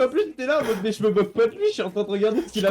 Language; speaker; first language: French; native; French